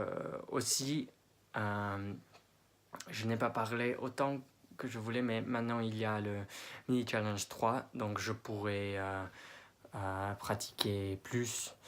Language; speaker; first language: French; non-native, fluent; English